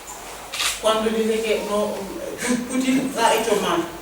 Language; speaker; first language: Spanish; non-native, learner; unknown